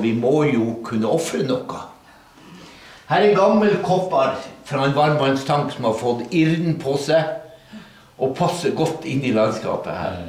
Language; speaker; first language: Norwegian; native; Norwegian